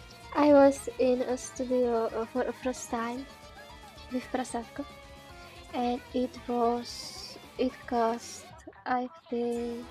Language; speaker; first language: English; non-native, learner; Czech